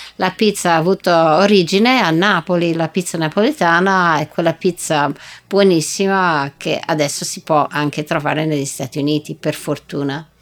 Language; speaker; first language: Italian; non-native, fluent; English